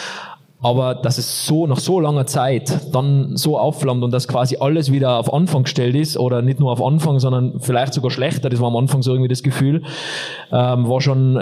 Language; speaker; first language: German; native; German